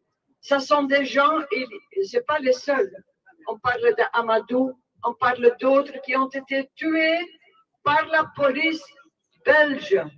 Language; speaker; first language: French; non-native, local second language; Dutch